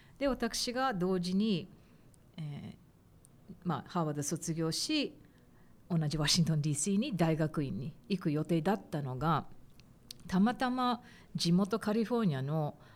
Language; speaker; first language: Japanese; early bilingual, heritage; Japanese